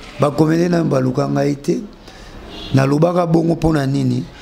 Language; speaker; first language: Lingala; non-native, local second language; Kongo